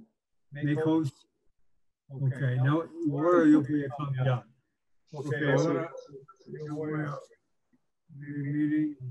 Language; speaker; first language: Spanish; non-native, learner; English